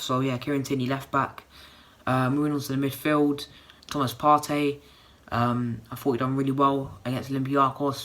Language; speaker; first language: English; native; English